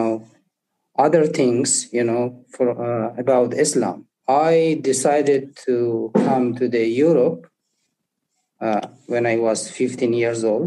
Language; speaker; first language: English; non-native, learner; Persian